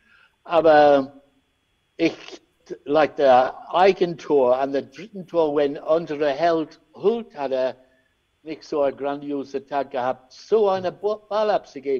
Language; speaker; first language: German; non-native, learner; English